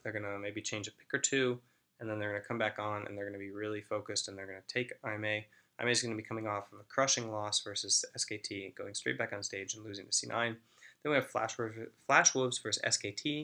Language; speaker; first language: English; native; English